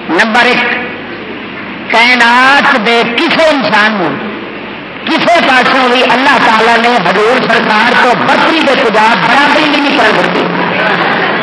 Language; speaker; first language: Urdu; non-native, local second language; Saraiki